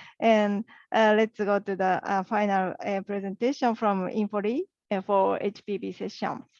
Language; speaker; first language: English; non-native, learner; Japanese